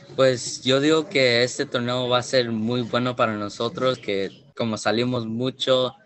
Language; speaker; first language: Spanish; early bilingual, heritage; Spanish